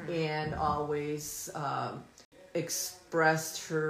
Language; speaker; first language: English; early bilingual, other home language; Spanish